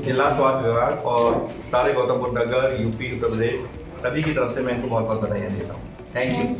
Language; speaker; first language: Hindi; native; Hindi